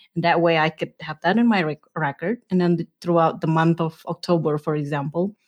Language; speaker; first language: English; non-native, fluent; Indonesian